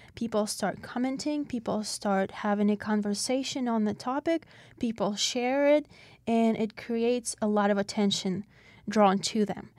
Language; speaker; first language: English; non-native, fluent; Russian